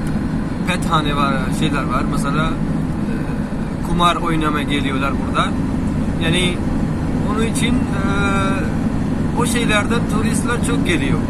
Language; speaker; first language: Turkish; non-native, learner; Urdu